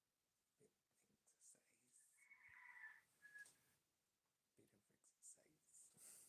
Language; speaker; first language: English; non-native, learner; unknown